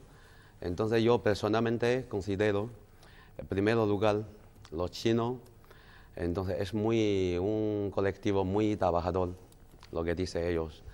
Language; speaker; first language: Spanish; non-native, learner; Chinese